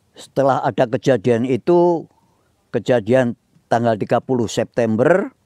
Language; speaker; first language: Indonesian; native; Indonesian